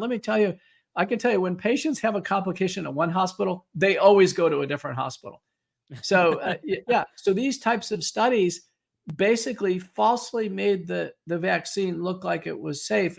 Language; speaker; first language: English; native; English